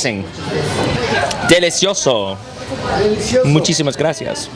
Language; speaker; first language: Spanish; non-native, learner; English